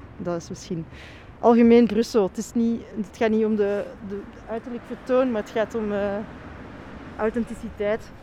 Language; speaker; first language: Dutch; native; Dutch